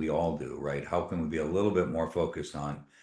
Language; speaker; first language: English; native; English